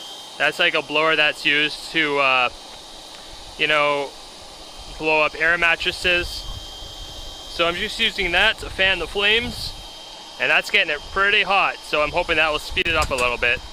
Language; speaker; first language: English; native; English